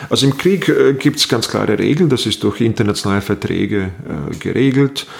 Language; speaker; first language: German; non-native, fluent; Bosnian